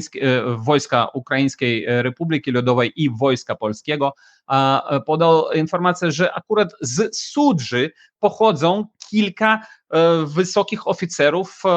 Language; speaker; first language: Polish; non-native, fluent; Ukrainian